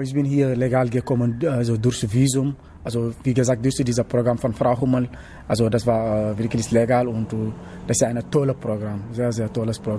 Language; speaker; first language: German; non-native, learner; Wolof